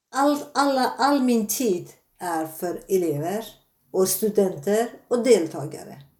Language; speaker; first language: Swedish; non-native, fluent; Persian